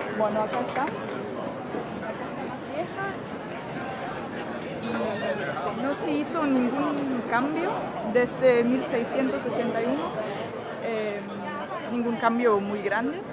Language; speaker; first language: Spanish; non-native, fluent; Danish